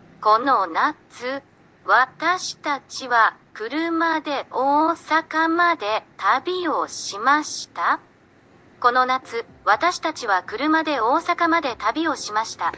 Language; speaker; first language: Japanese; non-native, learner; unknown